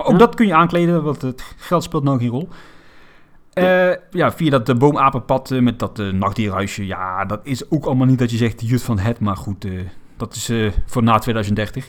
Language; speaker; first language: Dutch; native; Dutch